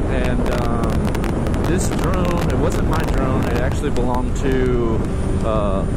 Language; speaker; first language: English; native; English